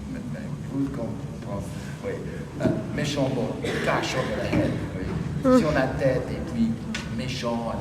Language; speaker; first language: French; non-native, fluent; English